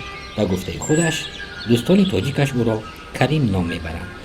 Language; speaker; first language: Persian; native; Persian